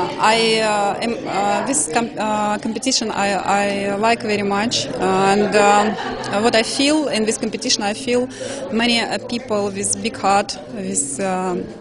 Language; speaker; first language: English; non-native, learner; Russian